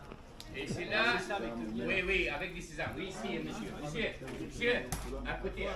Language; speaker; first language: French; non-native, learner; Arabic